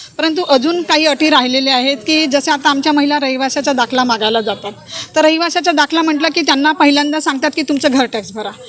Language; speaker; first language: Marathi; native; Marathi